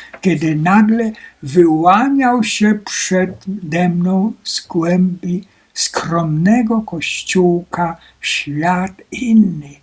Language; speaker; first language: Polish; native; Polish